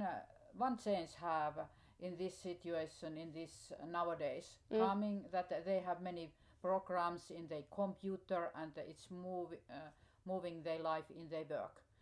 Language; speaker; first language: English; non-native, learner; Finnish